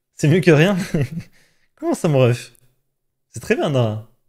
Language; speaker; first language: French; native; French